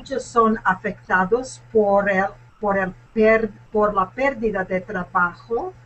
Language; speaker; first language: Spanish; non-native, learner; English